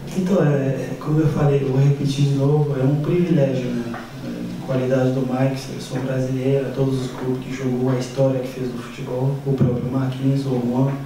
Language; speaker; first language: Portuguese; non-native, fluent; French